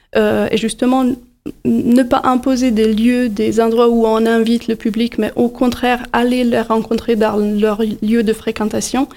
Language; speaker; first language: French; non-native, fluent; Hungarian